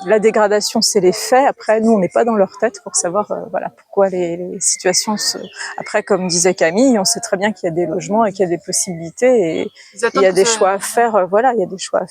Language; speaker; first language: French; native; French